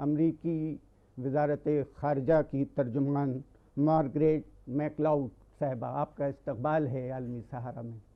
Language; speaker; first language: Urdu; native; Urdu